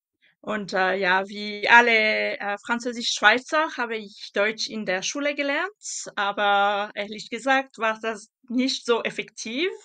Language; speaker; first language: German; non-native, local second language; French